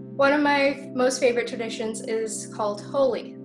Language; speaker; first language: English; native; English